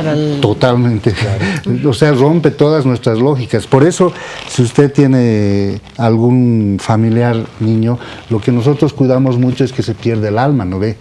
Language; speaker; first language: Spanish; native; Spanish